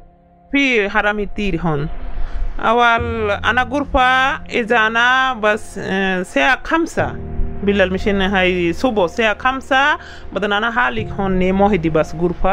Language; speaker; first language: Arabic; non-native, learner; Bangla